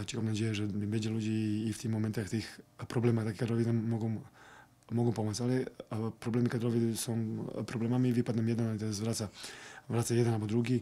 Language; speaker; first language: Polish; non-native, fluent; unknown